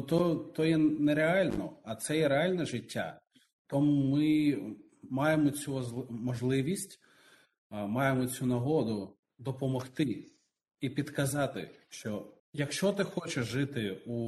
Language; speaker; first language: Ukrainian; non-native, local second language; Russian